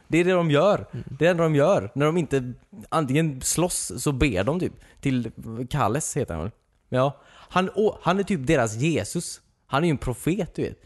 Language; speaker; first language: Swedish; native; Swedish